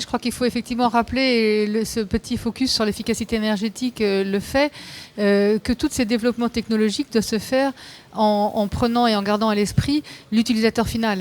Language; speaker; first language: French; native; French